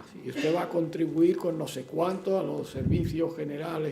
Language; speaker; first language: Spanish; native; Spanish